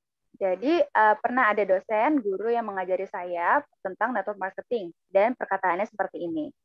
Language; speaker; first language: Indonesian; native; Indonesian